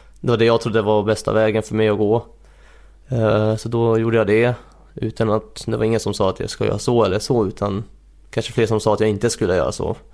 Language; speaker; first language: Swedish; early bilingual, other home language; Hungarian